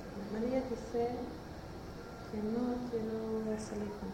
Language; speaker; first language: Spanish; non-native, learner; Swedish